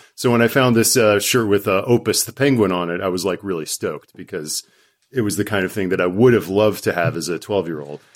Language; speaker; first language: English; native; English